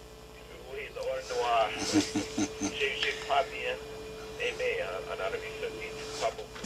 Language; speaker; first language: French; non-native, learner; English